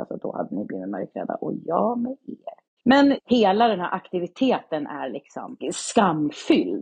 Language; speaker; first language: Swedish; native; Swedish